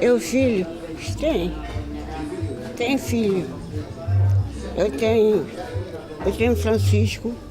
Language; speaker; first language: Portuguese; non-native, learner; Kabuverdianu